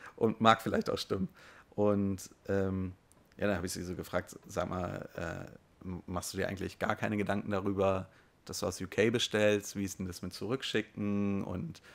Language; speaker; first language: German; native; German